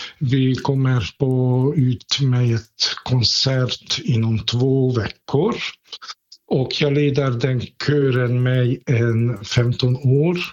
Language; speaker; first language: Swedish; non-native, fluent; Hungarian